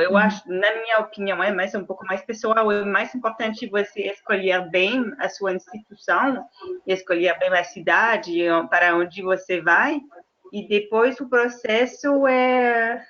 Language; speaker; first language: Portuguese; non-native, fluent; French